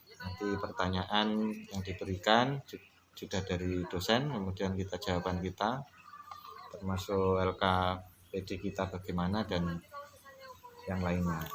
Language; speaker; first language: Indonesian; non-native, local second language; Javanese